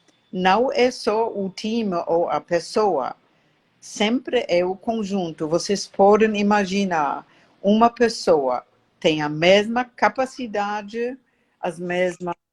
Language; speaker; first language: Portuguese; non-native, learner; German